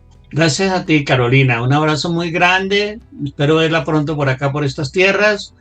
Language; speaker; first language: Spanish; native; Spanish